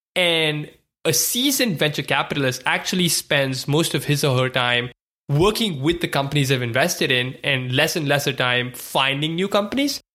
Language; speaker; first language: English; non-native, local second language; Hindi